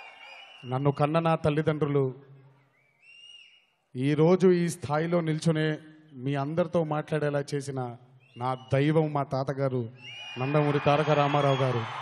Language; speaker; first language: Telugu; native; Telugu